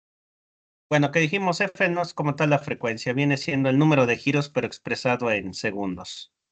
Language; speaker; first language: Spanish; native; Spanish